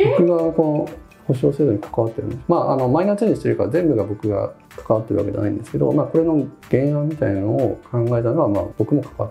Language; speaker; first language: Japanese; native; Japanese